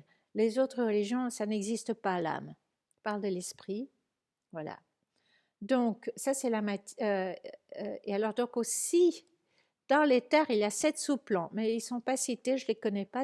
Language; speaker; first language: French; native; French